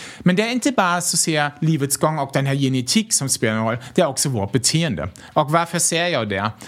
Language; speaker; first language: Swedish; non-native, fluent; German